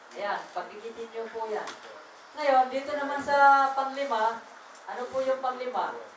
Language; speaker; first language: Filipino; non-native, local second language; Waray